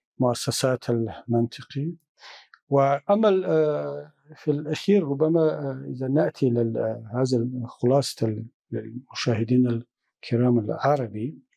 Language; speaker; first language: Arabic; non-native, fluent; Tajik